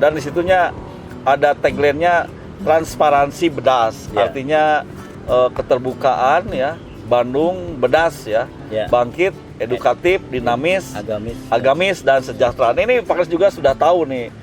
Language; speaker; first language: Indonesian; non-native, local second language; Sundanese